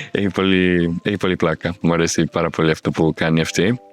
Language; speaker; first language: Greek; non-native, fluent; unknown